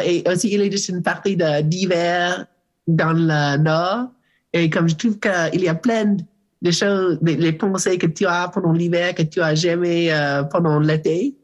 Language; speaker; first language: French; non-native, learner; English